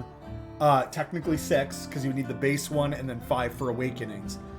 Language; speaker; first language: English; native; English